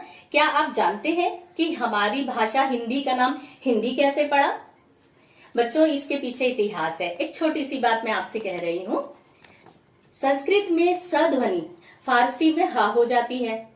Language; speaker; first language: Hindi; native; Hindi